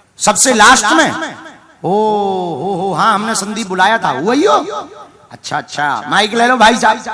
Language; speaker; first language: Hindi; native; Hindi